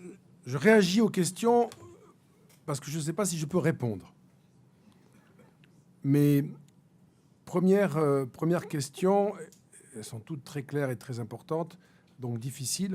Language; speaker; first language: French; native; French